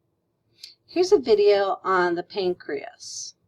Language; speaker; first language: English; native; English